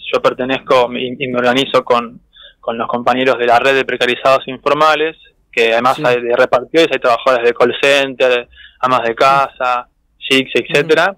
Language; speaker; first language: Spanish; native; Spanish